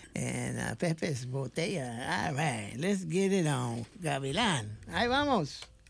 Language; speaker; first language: English; native; English